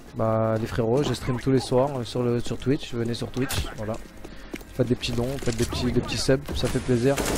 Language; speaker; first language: French; native; French